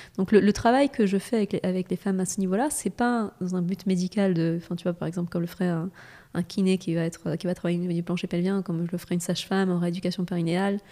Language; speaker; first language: French; non-native, fluent; Russian